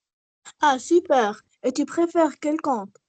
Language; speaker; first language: French; non-native, learner; Arabic